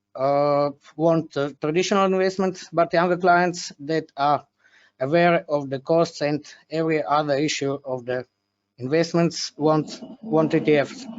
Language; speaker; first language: English; non-native, fluent; Slovenian